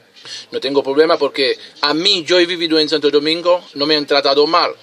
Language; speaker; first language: Spanish; non-native, fluent; Haitian Creole